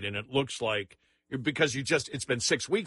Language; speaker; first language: English; native; English